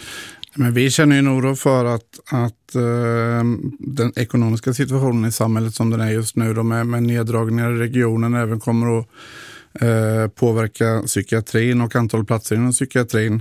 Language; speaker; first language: Swedish; native; Swedish